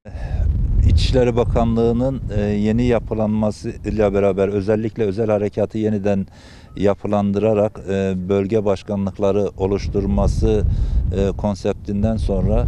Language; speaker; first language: Turkish; native; Turkish